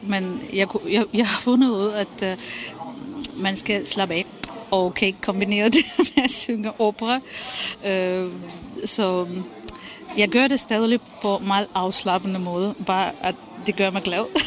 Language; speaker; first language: Danish; non-native, fluent; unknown